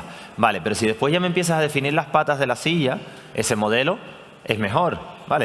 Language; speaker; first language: Spanish; native; Spanish